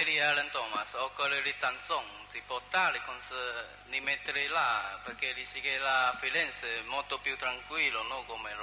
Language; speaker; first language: Italian; non-native, learner; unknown